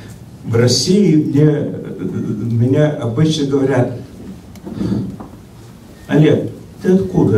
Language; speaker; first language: Russian; early bilingual, heritage; Russian